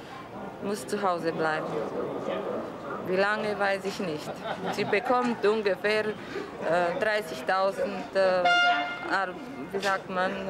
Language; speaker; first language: German; non-native, local second language; Romanian